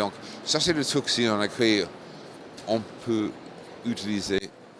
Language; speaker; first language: French; non-native, fluent; English